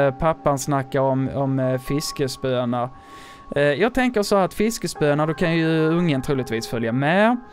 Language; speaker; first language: Swedish; native; Swedish